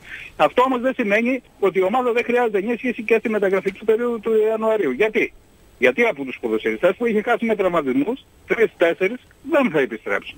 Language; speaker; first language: Greek; native; Greek